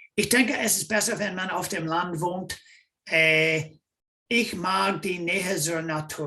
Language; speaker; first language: German; non-native, fluent; English